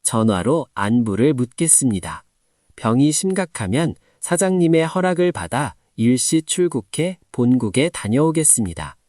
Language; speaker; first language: Korean; non-native, learner; Nepali